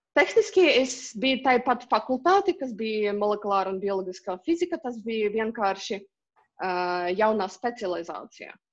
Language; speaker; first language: Latvian; non-native, local second language; Russian